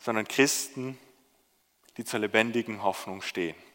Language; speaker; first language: German; native; German